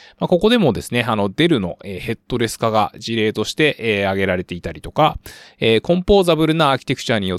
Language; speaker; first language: Japanese; native; Japanese